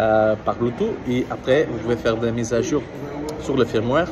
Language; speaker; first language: French; non-native, learner; Portuguese